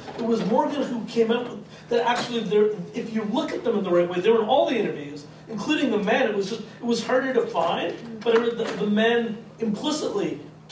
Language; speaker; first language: English; native; English